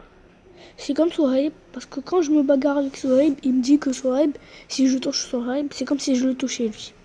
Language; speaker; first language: French; non-native, local second language; Arabic